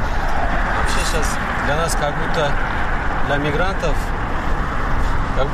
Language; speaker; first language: Russian; non-native, fluent; Tajik